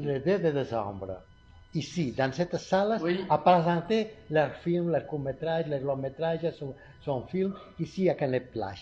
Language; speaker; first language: French; non-native, learner; Catalan